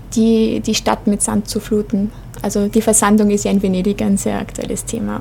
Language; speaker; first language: German; native; German